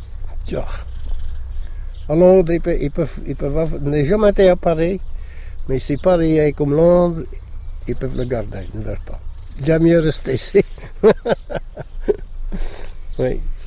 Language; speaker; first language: French; non-native, local second language; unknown